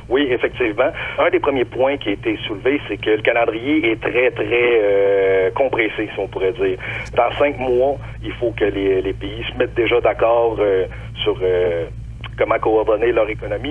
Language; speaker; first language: French; native; French